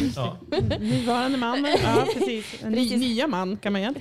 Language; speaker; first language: Swedish; native; Swedish